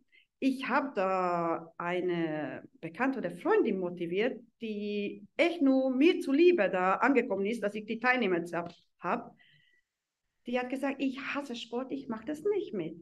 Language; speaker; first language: German; non-native, fluent; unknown